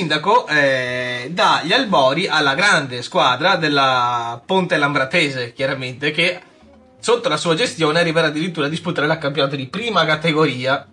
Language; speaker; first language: Italian; native; Italian